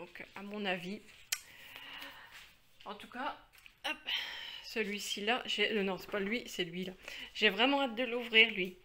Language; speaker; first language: French; native; French